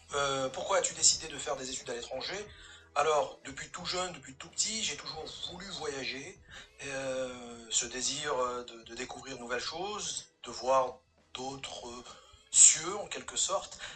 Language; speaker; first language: French; non-native, local second language; Kabyle